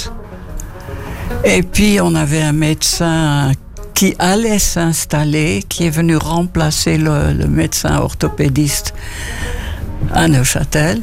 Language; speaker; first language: French; non-native, fluent; Dutch